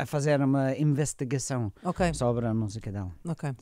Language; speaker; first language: Portuguese; non-native, learner; English